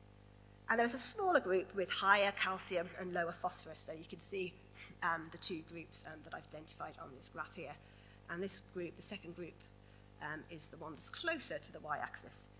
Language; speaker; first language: English; native; English